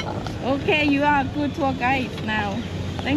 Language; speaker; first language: English; non-native, learner; Thai